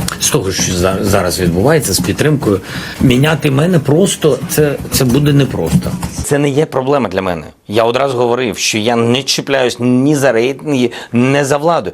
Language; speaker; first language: Ukrainian; non-native, local second language; Russian